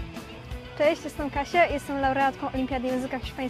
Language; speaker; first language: Polish; native; Polish